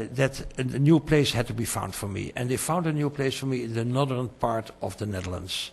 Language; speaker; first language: English; non-native, fluent; Dutch